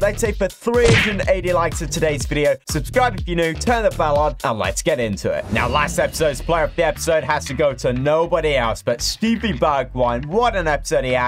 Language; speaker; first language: English; native; English